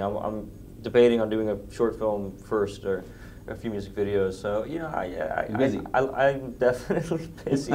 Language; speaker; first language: English; native; English